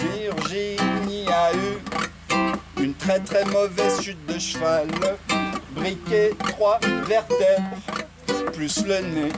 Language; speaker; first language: French; native; French